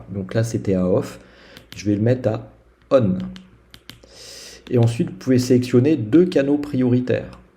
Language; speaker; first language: French; native; French